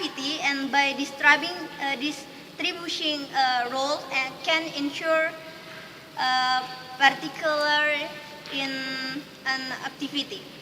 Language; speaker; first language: English; non-native, learner; Indonesian